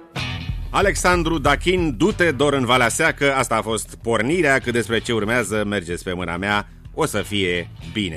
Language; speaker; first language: Romanian; native; Romanian